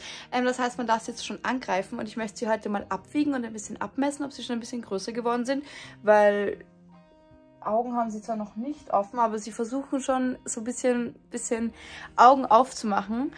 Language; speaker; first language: German; native; German